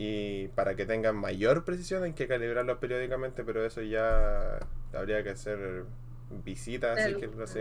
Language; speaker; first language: Spanish; native; Spanish